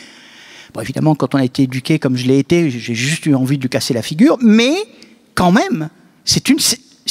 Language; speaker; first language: French; native; French